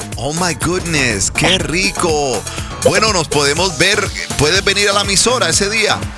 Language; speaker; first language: Spanish; early bilingual, heritage; Spanish